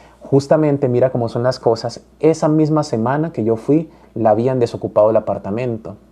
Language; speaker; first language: Spanish; native; Spanish